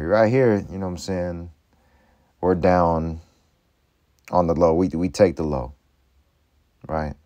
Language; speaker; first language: English; native; English